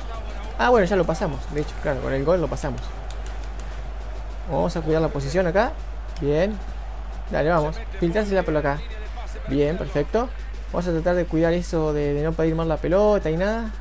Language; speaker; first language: Spanish; native; Spanish